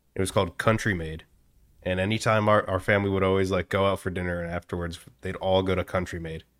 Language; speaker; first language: English; native; English